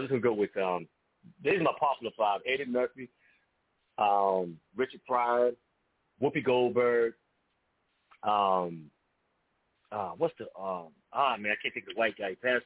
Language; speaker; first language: English; native; English